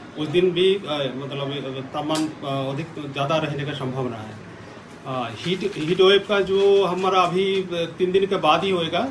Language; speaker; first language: Hindi; non-native, local second language; Gujarati